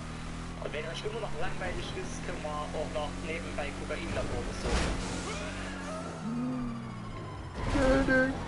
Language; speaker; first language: German; native; German